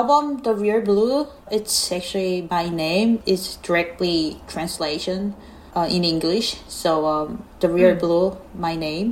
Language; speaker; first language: English; non-native, learner; Korean